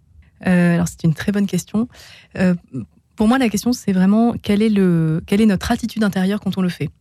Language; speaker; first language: French; native; French